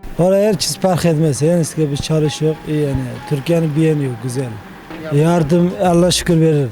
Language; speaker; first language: Turkish; non-native, learner; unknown